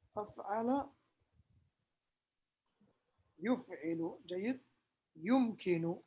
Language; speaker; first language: Arabic; non-native, fluent; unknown